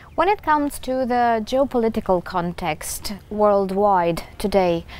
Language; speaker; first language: English; non-native, fluent; Romanian